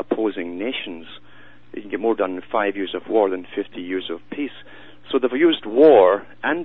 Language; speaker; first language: English; native; English